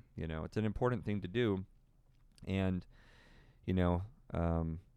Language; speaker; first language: English; native; English